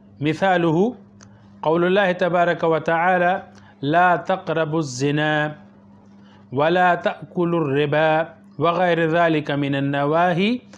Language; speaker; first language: Arabic; non-native, fluent; Urdu